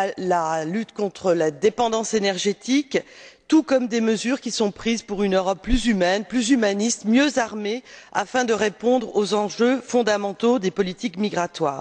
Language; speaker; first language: French; native; French